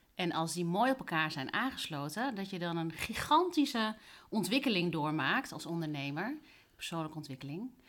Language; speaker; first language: Dutch; early bilingual, other home language; Spanish